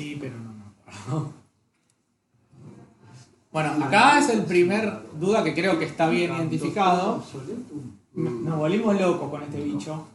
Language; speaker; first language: Spanish; native; Spanish